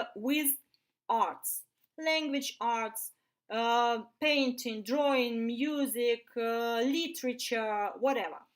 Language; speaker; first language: English; non-native, fluent; Ukrainian